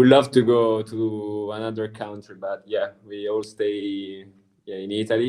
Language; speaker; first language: English; non-native, learner; Italian